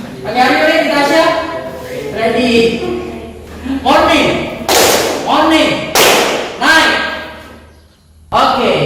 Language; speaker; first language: English; non-native, learner; Indonesian